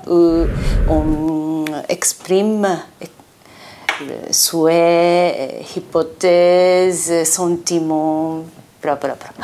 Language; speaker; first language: French; non-native, learner; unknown